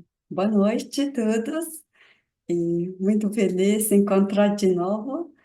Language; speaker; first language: Portuguese; non-native, learner; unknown